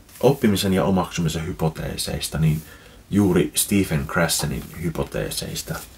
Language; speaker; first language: Finnish; native; Finnish